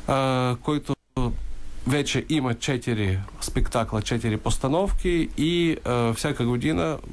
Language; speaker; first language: Bulgarian; early bilingual, heritage; Bulgarian